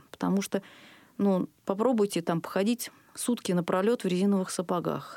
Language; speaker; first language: Russian; native; Russian